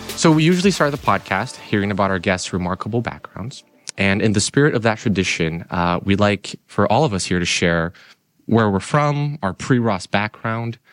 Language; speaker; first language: English; non-native, fluent; Portuguese